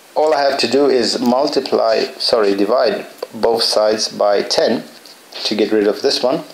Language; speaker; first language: English; non-native, fluent; Lithuanian